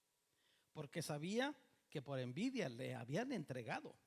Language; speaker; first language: Spanish; native; Spanish